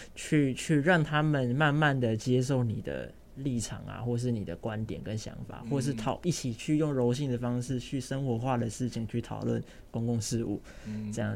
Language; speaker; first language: Chinese; non-native, local second language; Min Nan Chinese